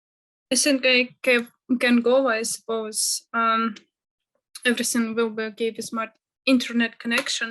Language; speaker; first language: English; non-native, fluent; Ukrainian